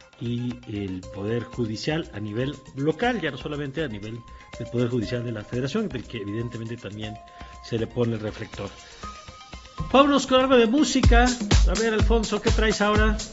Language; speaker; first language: Spanish; native; Spanish